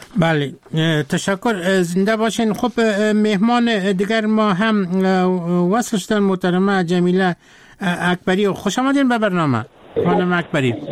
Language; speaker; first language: Persian; native; Persian